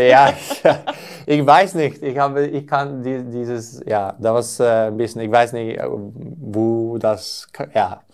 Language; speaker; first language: German; non-native, learner; Norwegian